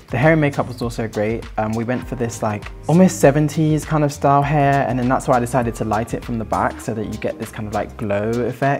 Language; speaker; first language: English; native; English